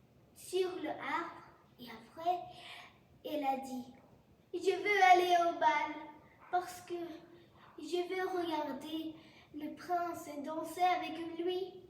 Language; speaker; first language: French; non-native, learner; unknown